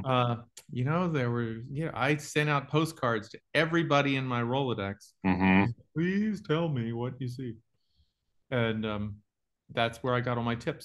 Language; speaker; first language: English; native; English